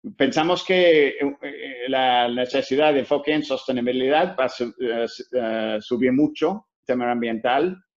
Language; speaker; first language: Spanish; non-native, fluent; English